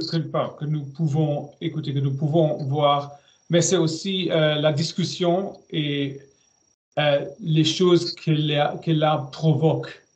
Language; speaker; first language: French; non-native, learner; German